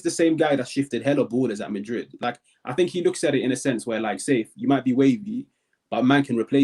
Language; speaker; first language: English; native; English